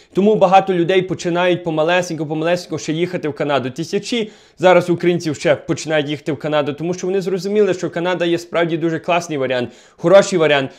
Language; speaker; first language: Ukrainian; non-native, fluent; English